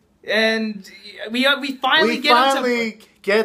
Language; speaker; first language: English; native; English